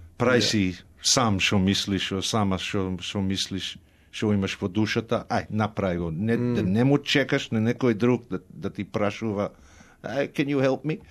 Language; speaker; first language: Macedonian; early bilingual, heritage; Macedonian